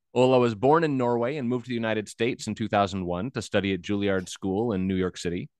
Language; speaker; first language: English; native; English